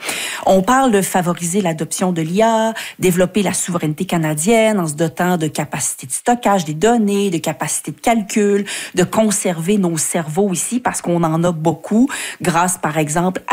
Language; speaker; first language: French; native; French